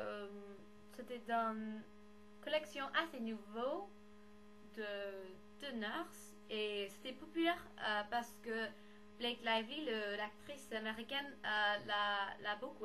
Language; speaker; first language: French; non-native, learner; English